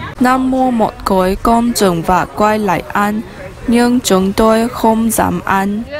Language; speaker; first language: Vietnamese; non-native, learner; Chinese